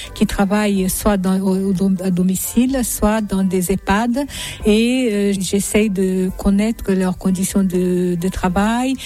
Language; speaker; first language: French; non-native, fluent; Japanese